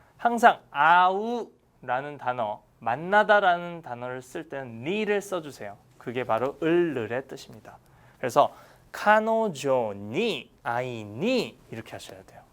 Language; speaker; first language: Korean; native; Korean